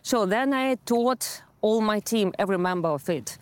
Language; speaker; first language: English; non-native, fluent; Russian